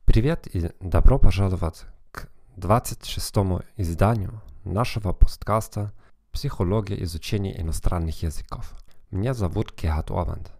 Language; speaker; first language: Russian; non-native, fluent; German